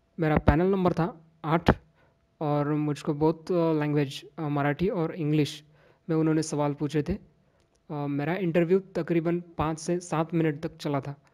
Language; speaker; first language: Hindi; non-native, local second language; Marathi